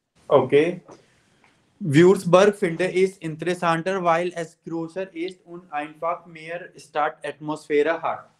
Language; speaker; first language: German; non-native, fluent; Hindi